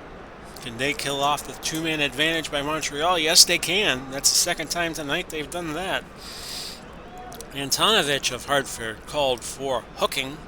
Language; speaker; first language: English; native; English